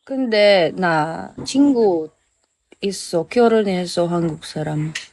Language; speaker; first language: Korean; non-native, learner; Filipino